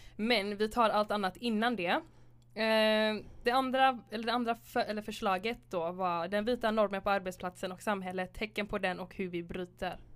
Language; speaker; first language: Swedish; early bilingual, other home language; Somali